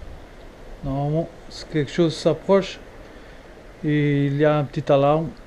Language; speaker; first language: French; non-native, fluent; Portuguese